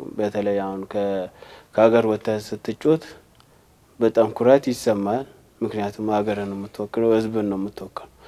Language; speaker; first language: Amharic; non-native, local second language; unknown